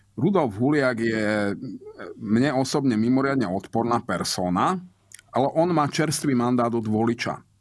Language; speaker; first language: Slovak; non-native, local second language; Hungarian